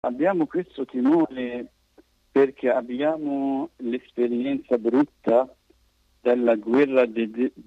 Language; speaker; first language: Italian; non-native, fluent; Arabic